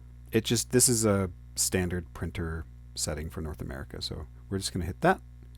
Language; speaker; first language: English; native; English